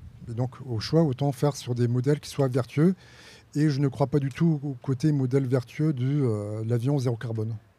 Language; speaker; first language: French; native; French